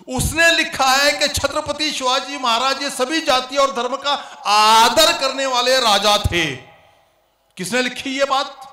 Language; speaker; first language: Hindi; non-native, local second language; Marathi